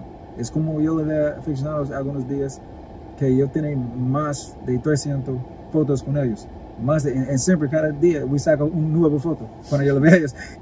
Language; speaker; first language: Spanish; non-native, learner; English